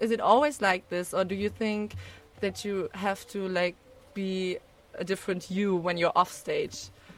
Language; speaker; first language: English; non-native, fluent; German